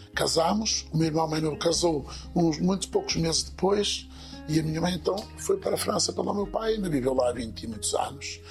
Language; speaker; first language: Portuguese; native; Portuguese